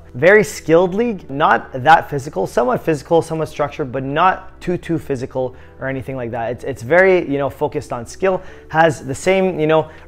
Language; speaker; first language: English; native; English